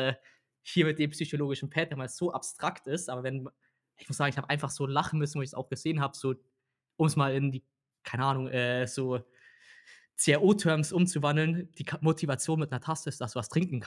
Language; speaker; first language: German; native; German